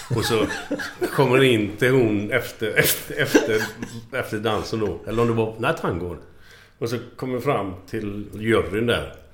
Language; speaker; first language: Swedish; native; Swedish